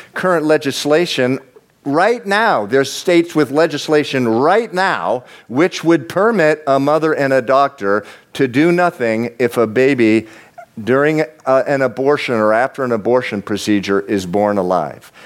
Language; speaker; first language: English; native; English